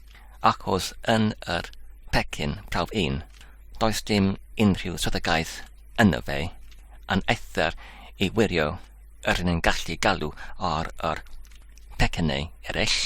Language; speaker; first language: Welsh; non-native, learner; English